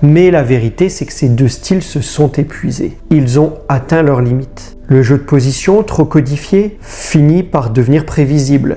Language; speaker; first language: French; native; French